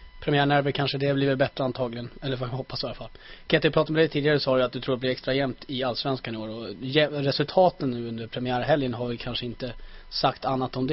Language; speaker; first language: Swedish; native; Swedish